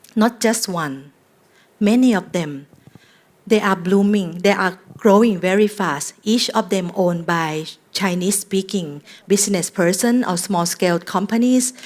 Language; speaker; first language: English; non-native, fluent; Thai